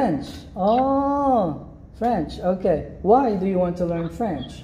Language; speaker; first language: English; non-native, fluent; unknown